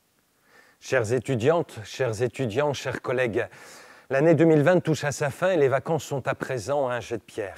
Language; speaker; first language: French; native; French